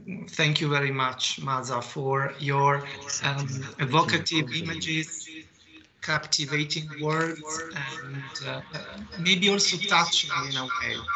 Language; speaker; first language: English; non-native, fluent; Italian